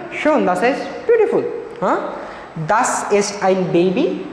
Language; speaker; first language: German; non-native, fluent; Marathi